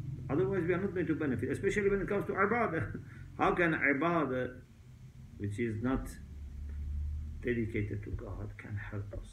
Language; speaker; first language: English; non-native, fluent; Persian